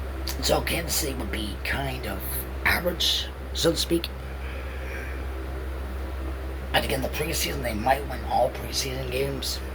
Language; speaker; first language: English; native; English